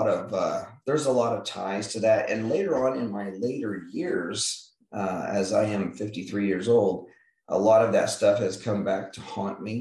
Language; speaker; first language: English; native; English